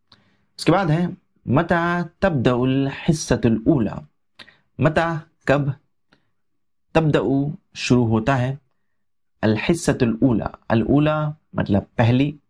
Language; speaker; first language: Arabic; non-native, fluent; Urdu